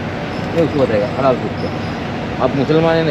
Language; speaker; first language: Hindi; non-native, learner; Sinhala